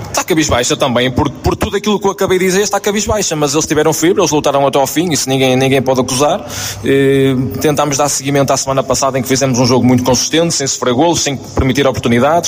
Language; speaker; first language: Portuguese; native; Portuguese